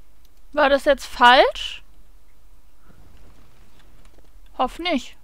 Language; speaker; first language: German; native; German